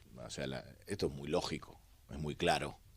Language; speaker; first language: Spanish; native; Spanish